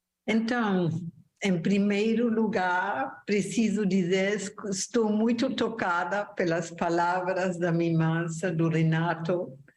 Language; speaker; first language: Portuguese; non-native, fluent; German